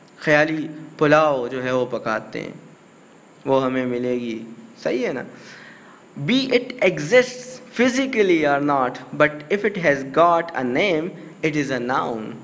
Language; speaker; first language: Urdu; non-native, local second language; Pashto